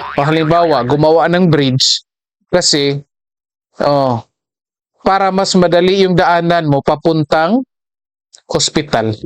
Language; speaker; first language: Filipino; native; Filipino